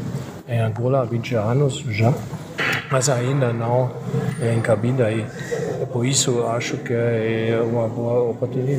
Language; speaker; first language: Portuguese; non-native, learner; German